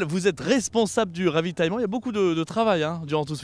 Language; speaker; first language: French; native; French